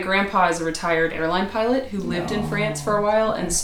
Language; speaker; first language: English; native; English